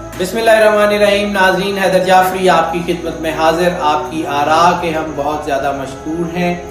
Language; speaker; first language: Urdu; non-native, local second language; Punjabi